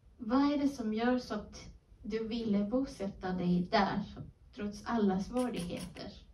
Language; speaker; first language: Swedish; non-native, fluent; Spanish